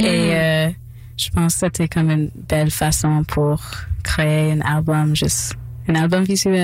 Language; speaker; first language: French; non-native, local second language; English